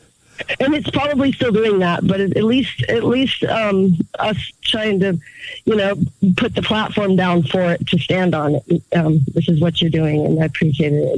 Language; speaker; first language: English; native; English